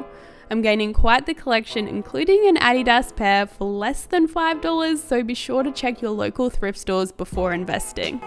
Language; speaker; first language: English; native; English